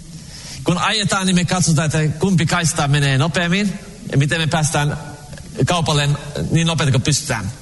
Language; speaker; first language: Finnish; early bilingual, heritage; Finnish